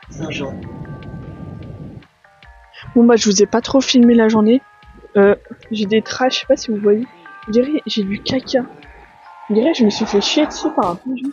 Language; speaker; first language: French; native; French